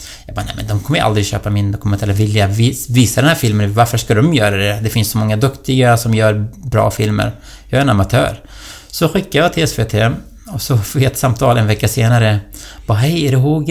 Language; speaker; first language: Swedish; non-native, fluent; Kurdish